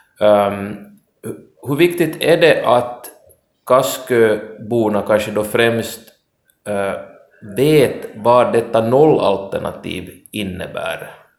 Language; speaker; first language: Swedish; native; Swedish